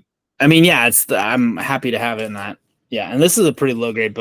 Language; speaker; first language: English; native; English